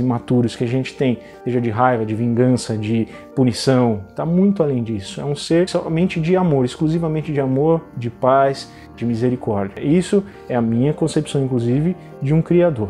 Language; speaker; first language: Portuguese; native; Portuguese